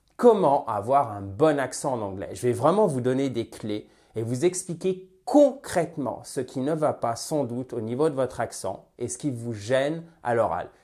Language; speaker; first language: French; native; French